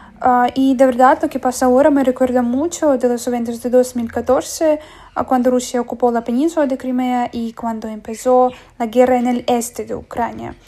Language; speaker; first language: Spanish; non-native, fluent; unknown